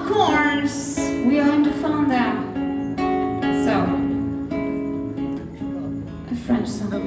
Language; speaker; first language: English; non-native, fluent; French